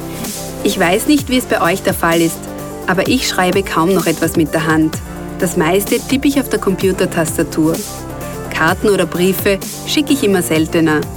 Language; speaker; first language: German; native; German